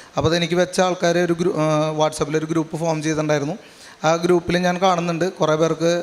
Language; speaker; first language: Malayalam; native; Malayalam